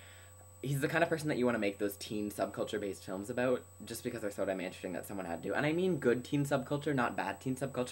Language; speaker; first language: English; native; English